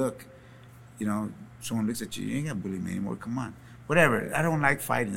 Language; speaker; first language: English; native; English